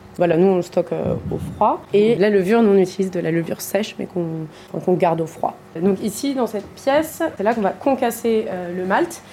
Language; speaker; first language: French; native; French